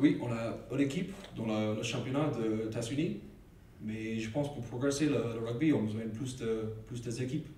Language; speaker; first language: French; non-native, learner; English